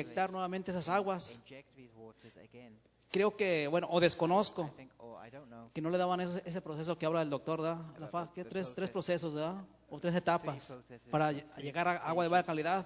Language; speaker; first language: Spanish; native; Spanish